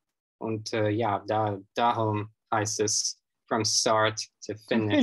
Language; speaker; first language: German; non-native, learner; Russian